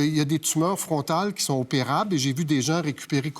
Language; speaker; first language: French; native; French